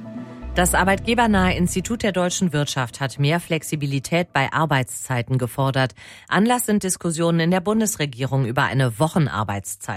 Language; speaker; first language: German; native; German